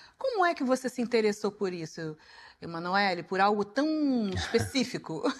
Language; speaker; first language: Portuguese; native; Portuguese